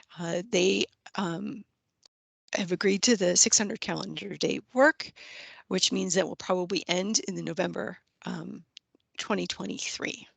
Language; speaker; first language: English; native; English